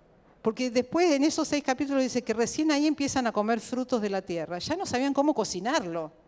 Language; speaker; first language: Spanish; native; Spanish